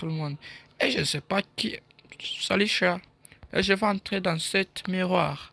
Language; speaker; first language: French; non-native, learner; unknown